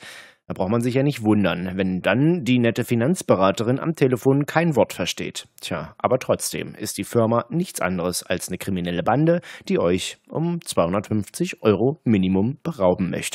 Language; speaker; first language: German; native; German